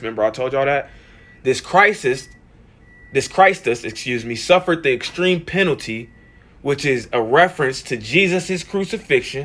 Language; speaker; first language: English; native; English